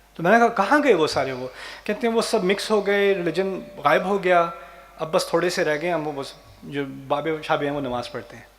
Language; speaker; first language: Urdu; native; Urdu